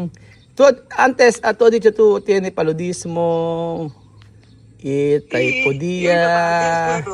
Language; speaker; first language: Spanish; non-native, learner; Filipino